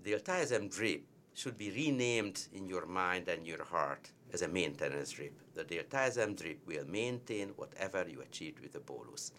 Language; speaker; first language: English; non-native, fluent; Hungarian